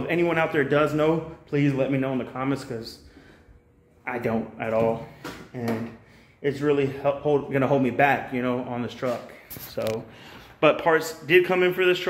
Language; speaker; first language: English; native; English